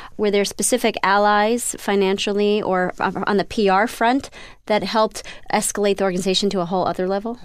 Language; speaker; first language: English; native; English